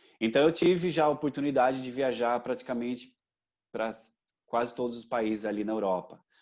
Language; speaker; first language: Portuguese; native; Portuguese